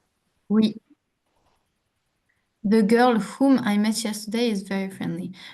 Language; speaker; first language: English; non-native, learner; French